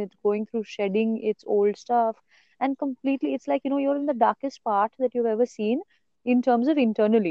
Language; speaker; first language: English; non-native, local second language; Marathi